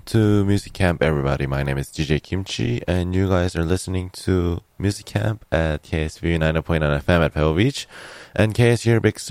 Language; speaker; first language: English; non-native, fluent; Korean